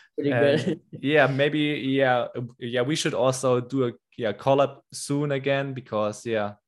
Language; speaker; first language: English; non-native, fluent; German